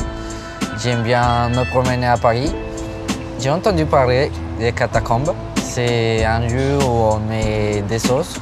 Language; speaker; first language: French; non-native, learner; Spanish